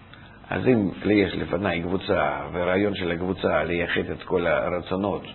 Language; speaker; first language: Hebrew; non-native, fluent; Russian